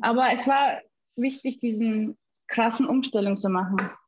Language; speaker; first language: German; non-native, fluent; Russian